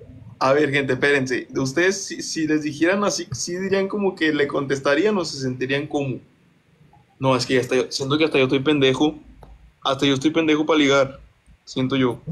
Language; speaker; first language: Spanish; native; Spanish